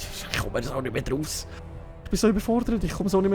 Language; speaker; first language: German; native; German